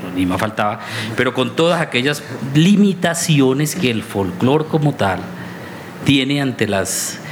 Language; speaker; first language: Spanish; native; Spanish